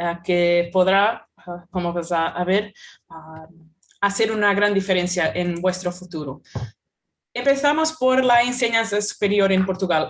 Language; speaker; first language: Spanish; non-native, fluent; Portuguese